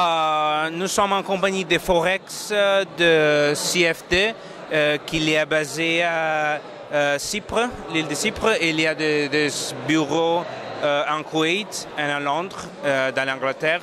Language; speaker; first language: French; non-native, learner; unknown